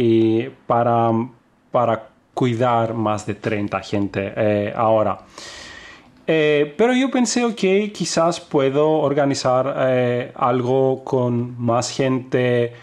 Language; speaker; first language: Spanish; non-native, fluent; Greek